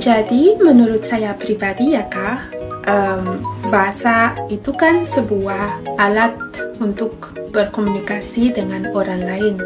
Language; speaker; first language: Indonesian; non-native, fluent; Malagasy